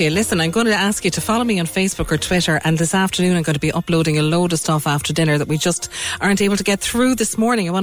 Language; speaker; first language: English; native; English